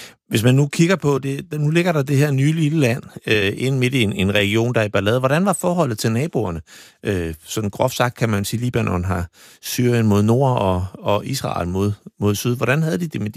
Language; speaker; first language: Danish; native; Danish